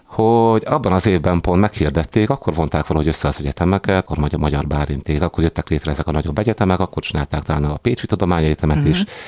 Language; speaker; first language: Hungarian; native; Hungarian